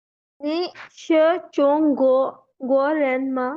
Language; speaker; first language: Chinese; non-native, learner; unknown